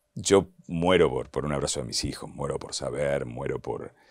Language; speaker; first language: Spanish; native; Spanish